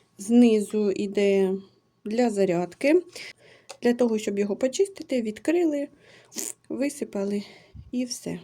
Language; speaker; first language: Ukrainian; non-native, local second language; Russian